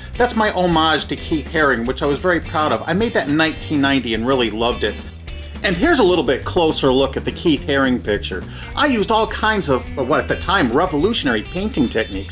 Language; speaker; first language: English; native; English